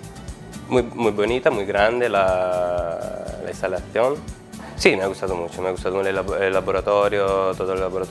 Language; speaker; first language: Spanish; non-native, learner; Italian